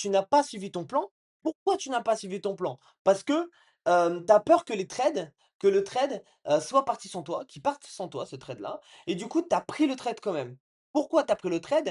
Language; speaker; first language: French; native; French